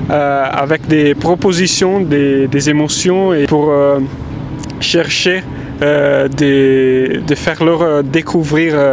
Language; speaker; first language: French; non-native, fluent; Italian